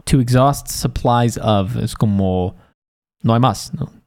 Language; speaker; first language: Spanish; native; Spanish